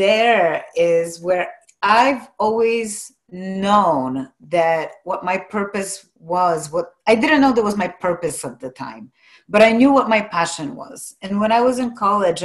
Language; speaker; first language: English; non-native, fluent; Polish